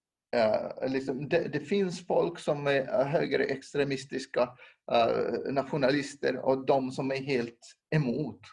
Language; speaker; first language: Swedish; non-native, local second language; Finnish